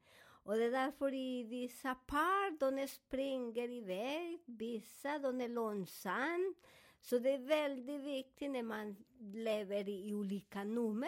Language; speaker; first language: Swedish; non-native, fluent; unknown